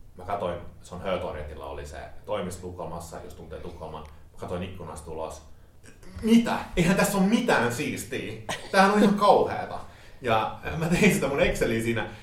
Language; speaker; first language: Finnish; early bilingual, heritage; Finnish